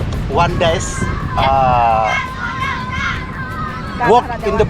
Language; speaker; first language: English; non-native, learner; Indonesian